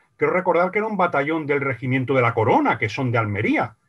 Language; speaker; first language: Spanish; native; Spanish